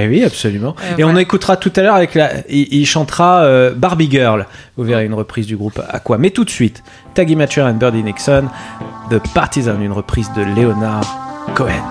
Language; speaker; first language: French; native; French